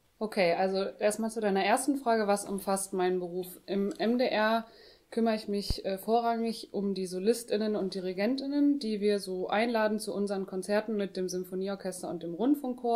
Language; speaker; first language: German; native; German